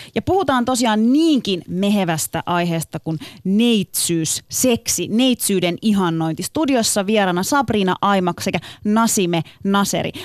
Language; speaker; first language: Finnish; early bilingual, other home language; Turkish